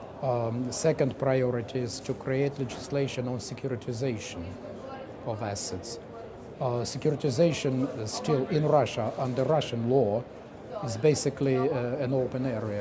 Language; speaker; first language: English; non-native, fluent; Russian